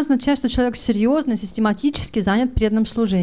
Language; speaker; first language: Russian; native; Russian